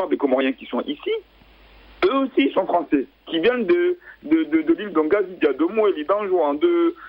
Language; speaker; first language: French; native; French